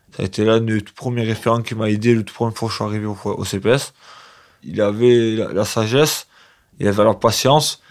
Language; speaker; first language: French; native; French